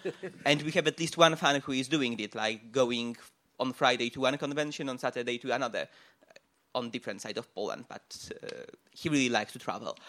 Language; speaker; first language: English; non-native, fluent; Polish